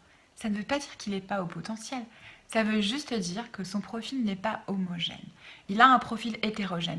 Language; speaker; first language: French; native; French